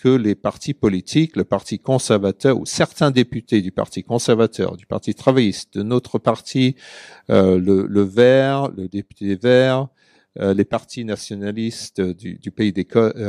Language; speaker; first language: French; early bilingual, other home language; English